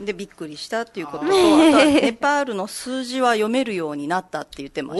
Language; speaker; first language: Japanese; native; Japanese